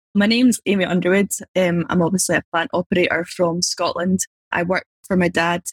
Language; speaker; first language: English; native; English